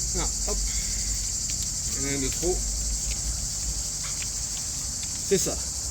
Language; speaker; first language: French; native; French